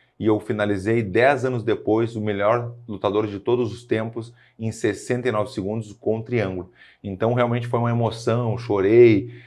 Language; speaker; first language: Portuguese; native; Portuguese